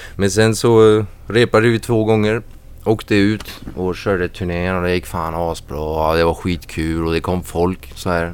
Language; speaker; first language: Swedish; non-native, fluent; French